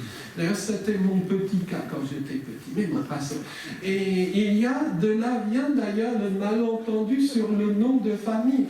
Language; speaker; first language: French; native; French